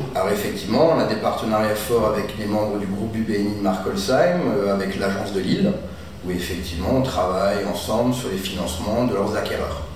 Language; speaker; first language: French; native; French